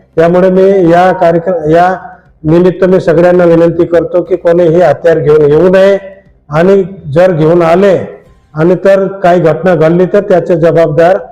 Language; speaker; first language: Marathi; non-native, local second language; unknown